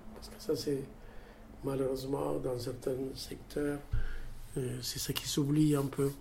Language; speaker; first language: French; non-native, fluent; Amharic